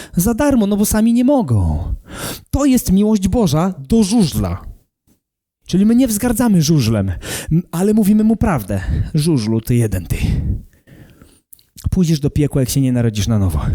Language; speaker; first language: Polish; native; Polish